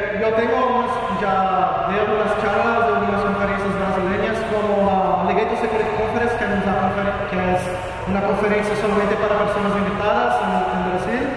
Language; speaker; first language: Spanish; non-native, learner; Portuguese